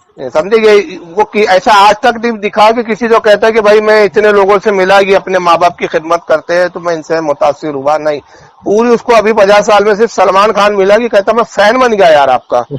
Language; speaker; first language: Urdu; native; Urdu